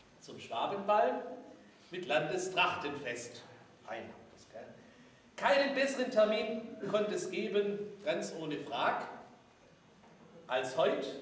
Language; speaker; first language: German; native; German